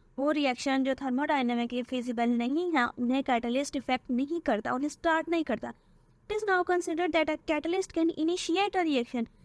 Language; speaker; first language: Hindi; native; Hindi